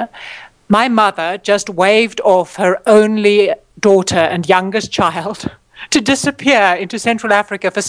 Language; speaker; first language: English; native; English